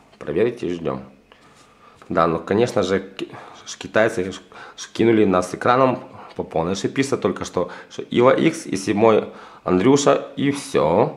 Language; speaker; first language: Russian; native; Russian